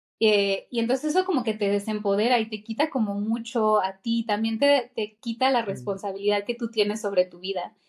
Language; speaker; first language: Spanish; native; Spanish